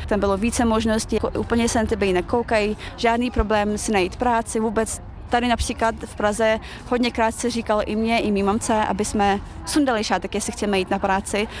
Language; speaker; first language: Czech; early bilingual, other home language; Chechen